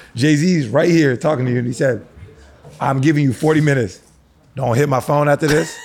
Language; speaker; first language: English; early bilingual, other home language; Akan